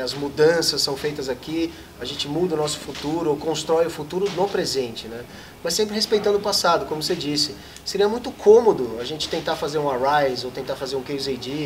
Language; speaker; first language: Portuguese; native; Portuguese